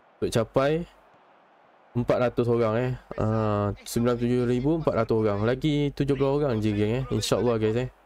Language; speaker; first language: Malay; native; Malay